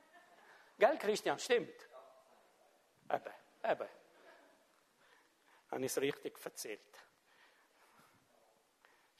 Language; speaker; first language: German; non-native, fluent; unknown